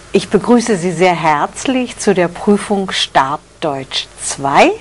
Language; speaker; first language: German; native; German